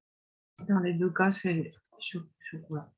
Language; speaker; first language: French; non-native, fluent; Japanese